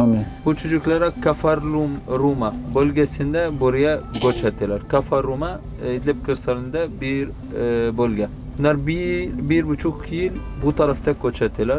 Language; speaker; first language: Turkish; non-native, fluent; Arabic